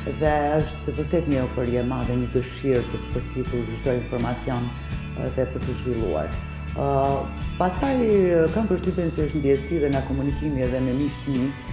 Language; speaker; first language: Albanian; native; Albanian